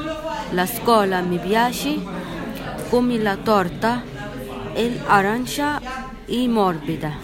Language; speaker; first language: Italian; non-native, learner; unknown